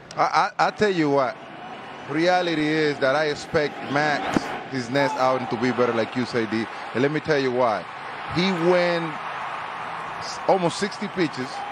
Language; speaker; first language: English; non-native, fluent; Spanish